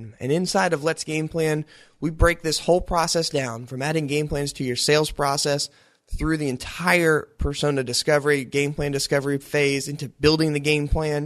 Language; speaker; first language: English; native; English